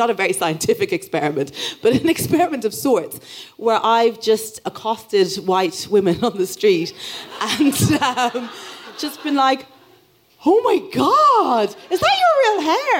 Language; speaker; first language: English; native; English